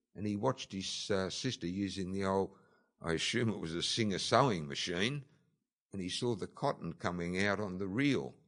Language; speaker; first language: English; native; English